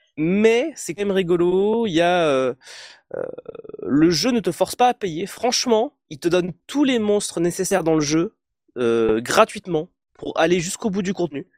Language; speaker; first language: French; native; French